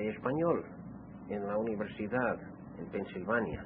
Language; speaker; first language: Spanish; non-native, fluent; English